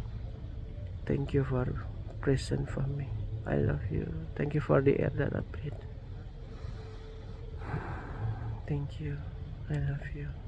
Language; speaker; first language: English; non-native, learner; Indonesian